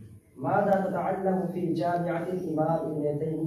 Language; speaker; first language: Arabic; non-native, learner; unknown